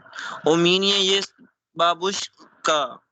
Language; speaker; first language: Russian; non-native, learner; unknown